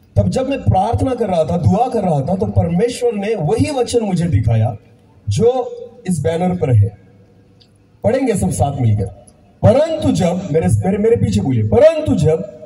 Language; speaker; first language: Hindi; non-native, local second language; Marathi